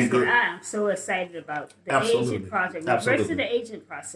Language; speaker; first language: English; native; English